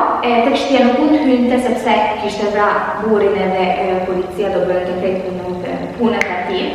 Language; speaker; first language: Albanian; early bilingual, heritage; Albanian